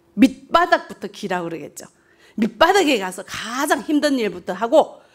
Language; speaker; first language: Korean; early bilingual, heritage; Korean